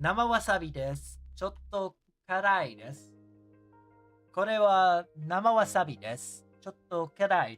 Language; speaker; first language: Japanese; non-native, learner; English